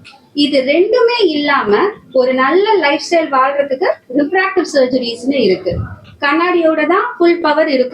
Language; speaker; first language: Tamil; native; Tamil